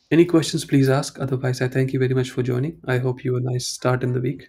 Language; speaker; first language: English; non-native, local second language; Hindi